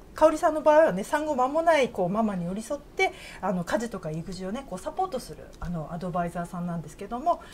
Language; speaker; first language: Japanese; native; Japanese